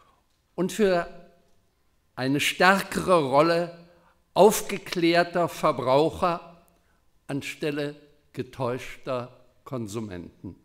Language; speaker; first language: German; native; German